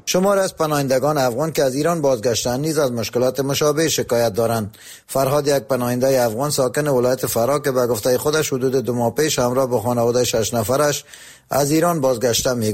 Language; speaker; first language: Persian; native; Persian